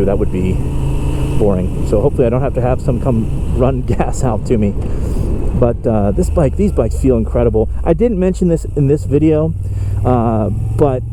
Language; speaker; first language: English; native; English